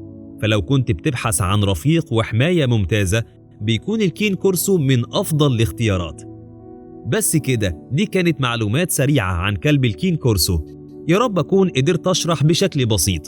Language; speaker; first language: Arabic; native; Arabic